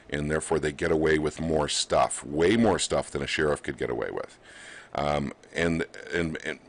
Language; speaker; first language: English; native; English